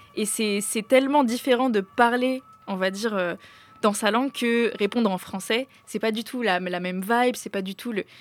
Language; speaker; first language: French; early bilingual, other home language; Arabic